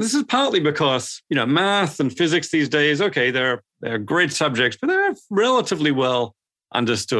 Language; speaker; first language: English; native; English